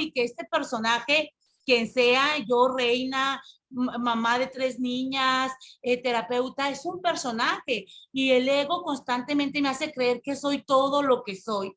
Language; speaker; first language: Spanish; native; Spanish